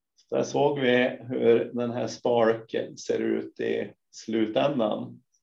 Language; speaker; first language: Swedish; native; Swedish